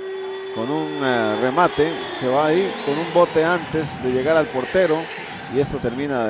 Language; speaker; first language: Spanish; native; Spanish